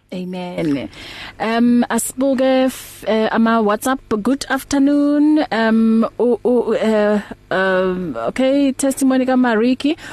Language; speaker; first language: Zulu; native; Zulu